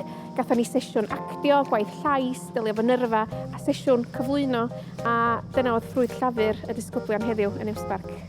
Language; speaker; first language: Welsh; native; Welsh